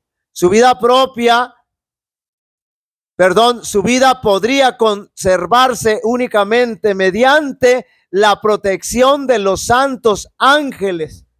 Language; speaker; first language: Spanish; native; Spanish